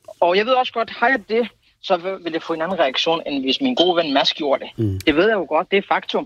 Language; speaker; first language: Danish; early bilingual, other home language; Kurdish